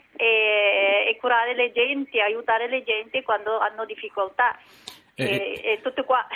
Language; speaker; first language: Italian; non-native, learner; Chinese